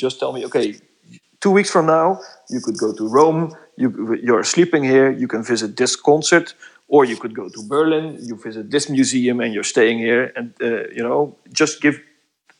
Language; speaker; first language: English; non-native, fluent; Dutch